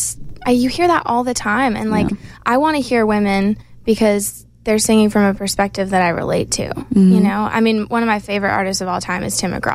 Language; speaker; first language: English; native; English